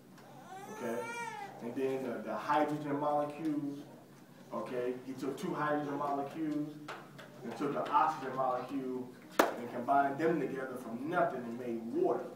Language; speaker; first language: English; native; English